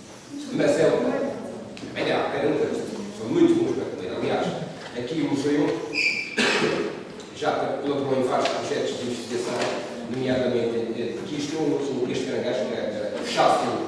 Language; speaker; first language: Portuguese; native; Portuguese